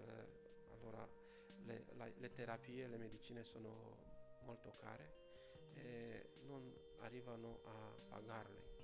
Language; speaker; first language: Italian; non-native, fluent; Romanian